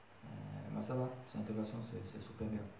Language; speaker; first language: French; non-native, learner; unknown